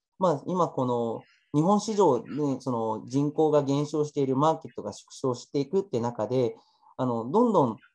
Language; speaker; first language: Japanese; early bilingual, other home language; Chinese